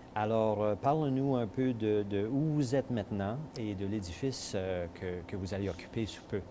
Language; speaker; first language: French; native; French